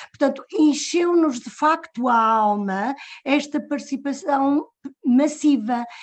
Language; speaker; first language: Portuguese; native; Portuguese